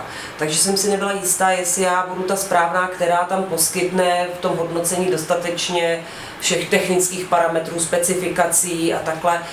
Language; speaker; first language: Czech; native; Czech